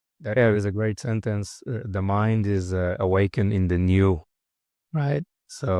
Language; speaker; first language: English; non-native, fluent; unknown